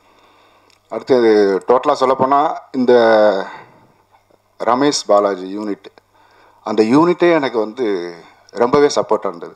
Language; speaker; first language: Tamil; native; Tamil